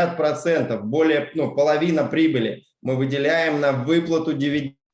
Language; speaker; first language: Russian; native; Russian